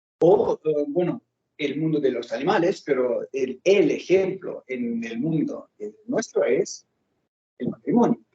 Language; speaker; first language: Spanish; non-native, fluent; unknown